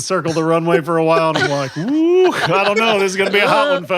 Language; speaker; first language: English; native; English